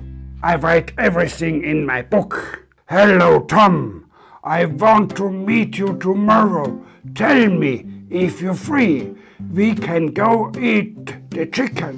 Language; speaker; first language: English; non-native, learner; German